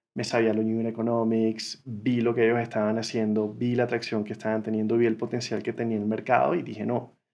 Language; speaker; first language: Spanish; native; Spanish